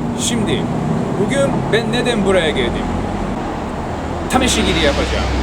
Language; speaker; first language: Turkish; non-native, fluent; Japanese